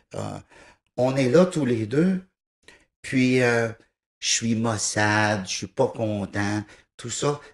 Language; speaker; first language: French; native; French